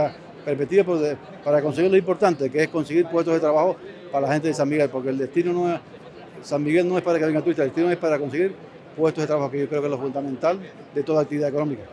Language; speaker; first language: Spanish; native; Spanish